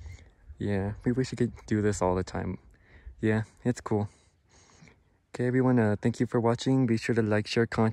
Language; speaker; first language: English; native; English